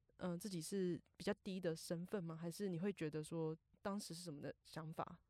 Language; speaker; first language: Chinese; native; Chinese